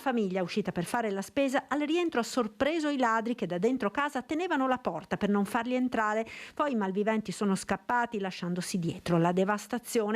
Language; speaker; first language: Italian; native; Italian